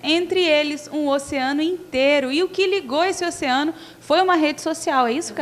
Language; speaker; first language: Portuguese; native; Portuguese